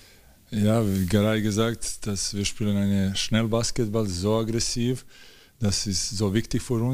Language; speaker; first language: German; non-native, fluent; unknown